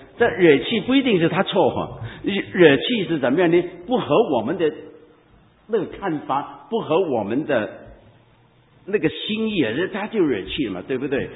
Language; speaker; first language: Chinese; non-native, local second language; Cantonese